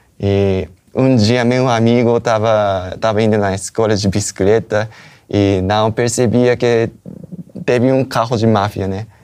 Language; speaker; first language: Portuguese; non-native, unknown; Japanese